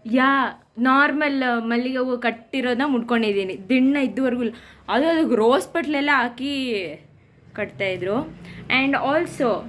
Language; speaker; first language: Kannada; non-native, local second language; Tamil